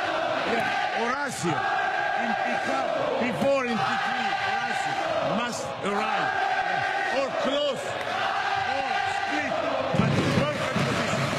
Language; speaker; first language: English; non-native, learner; Italian